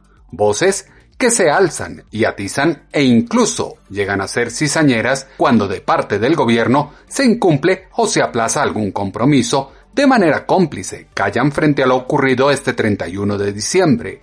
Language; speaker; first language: Spanish; native; Spanish